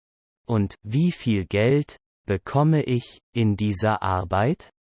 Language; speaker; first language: German; non-native, learner; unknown